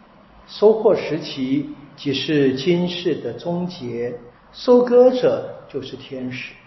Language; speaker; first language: Chinese; native; Chinese